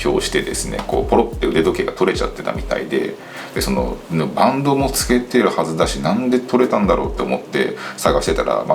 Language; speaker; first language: Japanese; native; Japanese